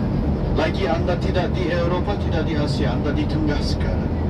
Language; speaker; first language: Indonesian; non-native, fluent; Turkish